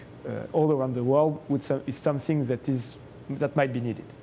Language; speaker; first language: English; non-native, fluent; French